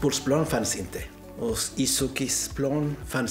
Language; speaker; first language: Swedish; non-native, fluent; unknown